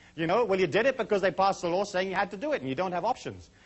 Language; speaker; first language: English; native; English